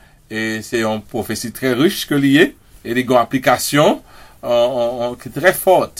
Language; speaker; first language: French; native; French